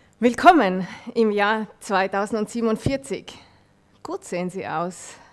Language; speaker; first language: German; non-native, fluent; French